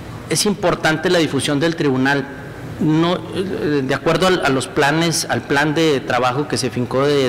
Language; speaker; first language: Spanish; native; Spanish